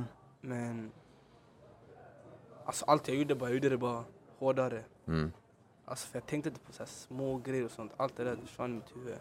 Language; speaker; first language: Swedish; early bilingual, other home language; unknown